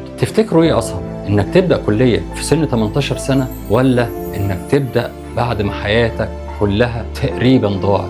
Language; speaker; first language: Arabic; native; Arabic